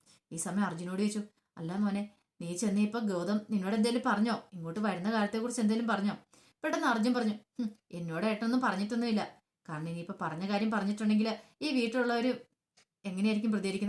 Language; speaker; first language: Malayalam; native; Malayalam